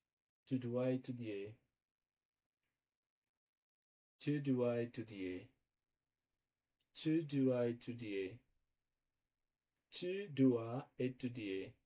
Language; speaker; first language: French; non-native, learner; Portuguese